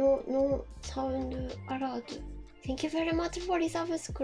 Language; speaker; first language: English; non-native, learner; Japanese